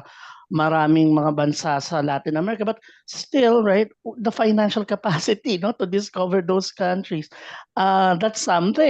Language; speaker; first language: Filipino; native; Filipino